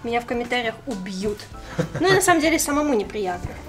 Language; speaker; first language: Russian; native; Russian